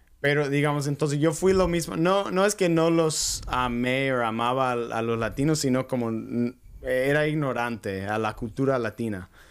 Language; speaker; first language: Spanish; non-native, fluent; English